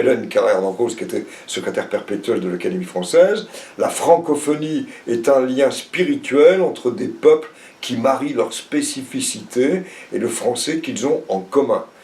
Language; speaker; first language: French; native; French